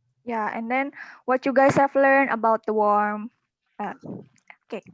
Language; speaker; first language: English; non-native, learner; Indonesian